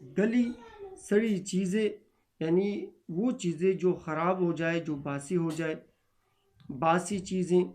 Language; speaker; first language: Urdu; non-native, local second language; Pashto